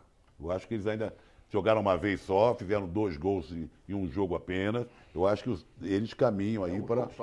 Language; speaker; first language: Portuguese; native; Portuguese